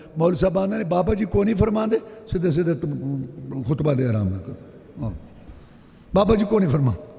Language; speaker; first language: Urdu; non-native, local second language; Punjabi